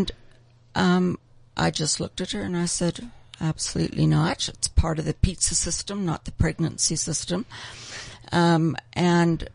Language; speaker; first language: English; native; English